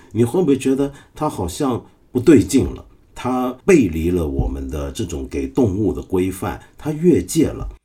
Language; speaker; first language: Chinese; non-native, local second language; Cantonese